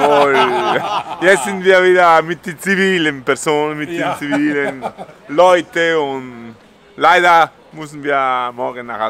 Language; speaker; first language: German; non-native, learner; Italian